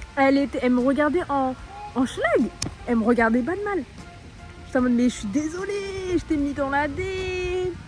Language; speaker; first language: French; native; French